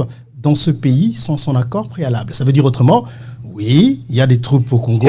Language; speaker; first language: French; non-native, local second language; Lingala